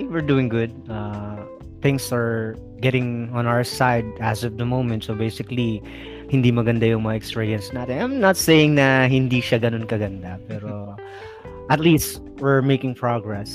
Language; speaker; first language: English; non-native, local second language; Filipino